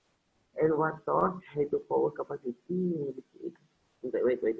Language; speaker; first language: English; non-native, learner; Indonesian